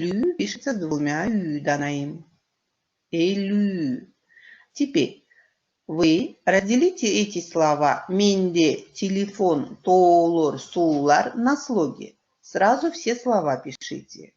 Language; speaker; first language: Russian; non-native, local second language; Kyrgyz